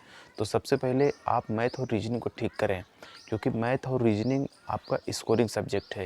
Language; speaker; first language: Hindi; native; Hindi